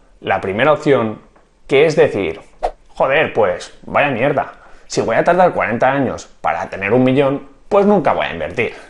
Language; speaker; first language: Spanish; native; Spanish